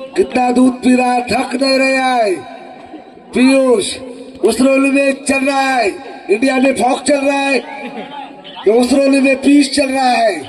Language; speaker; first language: Hindi; non-native, local second language; Marathi